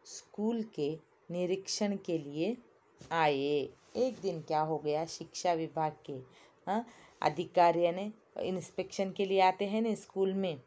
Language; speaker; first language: Hindi; non-native, local second language; Kannada